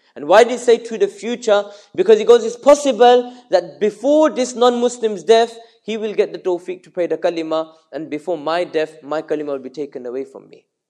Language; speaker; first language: English; early bilingual, other home language; Urdu